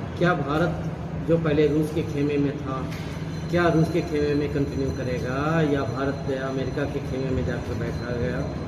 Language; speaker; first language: Hindi; native; Hindi